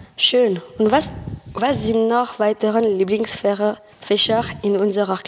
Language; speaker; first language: German; non-native, learner; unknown